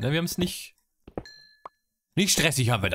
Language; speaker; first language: German; native; German